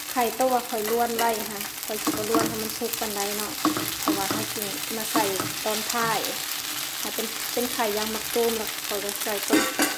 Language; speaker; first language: Thai; native; Thai